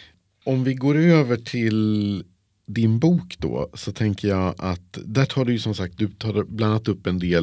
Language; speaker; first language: Swedish; native; Swedish